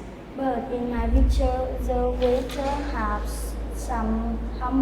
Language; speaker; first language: English; non-native, learner; Vietnamese